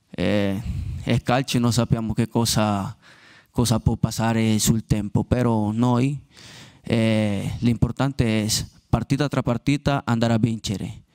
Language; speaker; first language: Italian; non-native, learner; Spanish